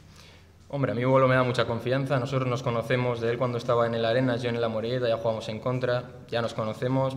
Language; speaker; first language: Spanish; native; Spanish